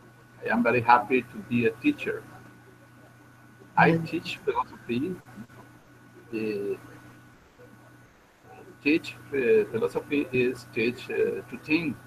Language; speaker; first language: English; non-native, learner; Spanish